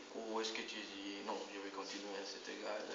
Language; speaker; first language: French; non-native, learner; Spanish